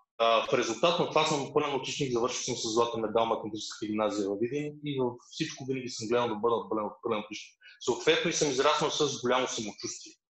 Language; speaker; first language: Bulgarian; early bilingual, other home language; Russian